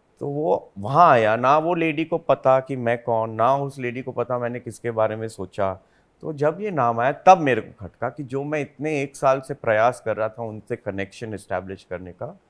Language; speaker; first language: Hindi; native; Hindi